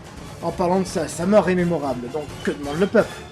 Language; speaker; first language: French; native; French